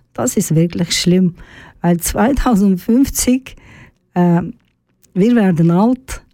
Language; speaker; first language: German; non-native, learner; Turkish